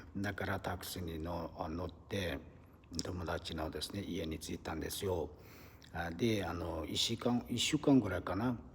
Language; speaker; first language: Japanese; non-native, fluent; Uyghur